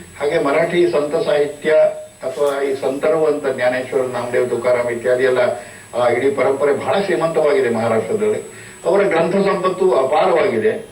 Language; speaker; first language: Kannada; non-native, local second language; Marathi